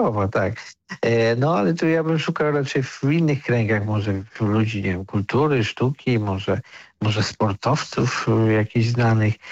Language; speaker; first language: Polish; native; Polish